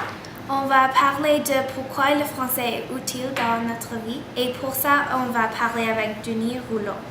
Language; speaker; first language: French; non-native, learner; English